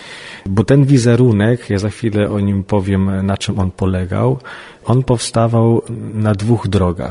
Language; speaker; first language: Polish; native; Polish